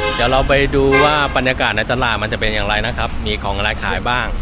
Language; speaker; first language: Thai; non-native, fluent; Chinese